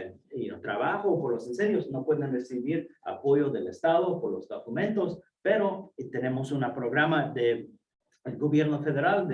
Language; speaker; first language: Spanish; non-native, fluent; English